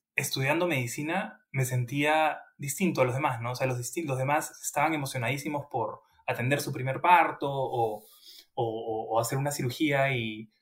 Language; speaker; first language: Spanish; native; Spanish